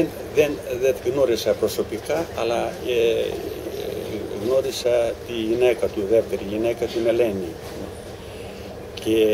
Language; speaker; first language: Greek; non-native, learner; Ukrainian